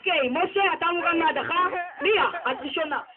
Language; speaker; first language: Hebrew; native; Hebrew